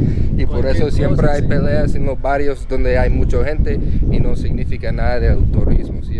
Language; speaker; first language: Spanish; non-native, learner; English